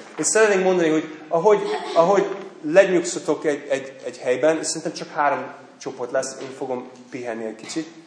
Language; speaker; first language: Hungarian; non-native, fluent; English